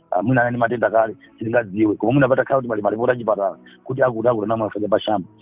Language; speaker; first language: Nyanja; native; Nyanja